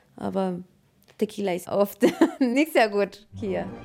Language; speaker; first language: German; non-native, fluent; Spanish